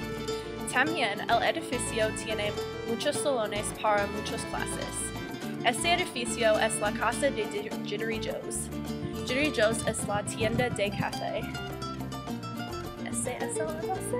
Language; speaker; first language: Spanish; non-native, learner; English